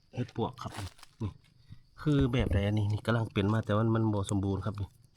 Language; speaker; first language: Thai; native; Thai